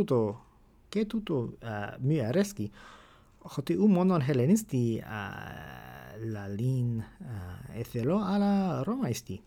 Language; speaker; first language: Greek; non-native, fluent; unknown